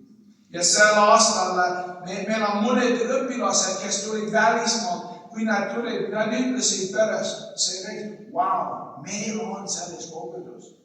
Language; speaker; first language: Estonian; non-native, fluent; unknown